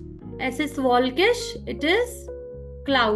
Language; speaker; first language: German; non-native, fluent; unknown